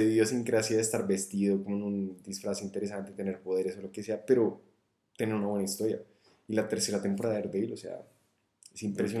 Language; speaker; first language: Spanish; native; Spanish